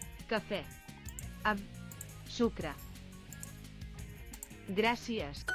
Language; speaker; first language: Catalan; non-native, learner; English